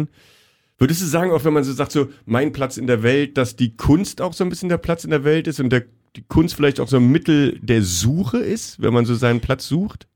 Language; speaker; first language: German; native; German